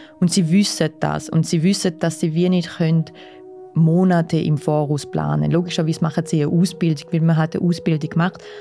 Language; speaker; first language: German; early bilingual, other home language; Russian